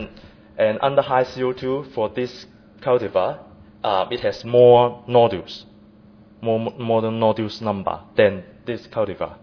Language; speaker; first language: English; non-native, fluent; Chinese